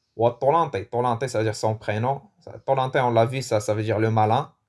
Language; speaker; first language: French; non-native, local second language; Arabic